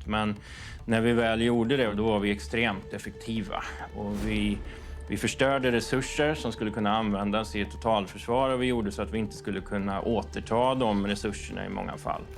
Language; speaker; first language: Swedish; native; Swedish